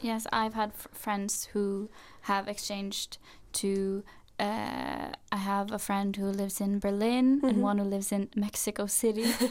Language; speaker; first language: English; non-native, fluent; Norwegian